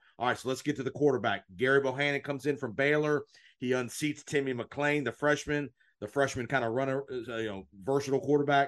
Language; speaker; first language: English; native; English